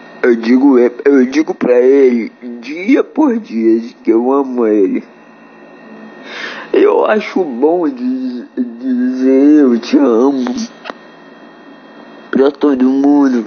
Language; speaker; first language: Portuguese; native; Portuguese